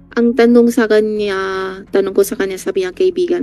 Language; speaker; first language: Filipino; non-native, learner; Chinese